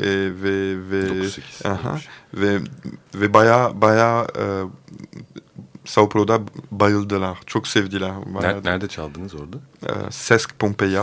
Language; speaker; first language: Turkish; non-native, fluent; French